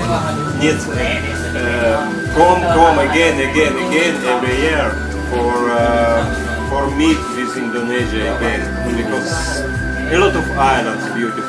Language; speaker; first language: English; non-native, learner; Russian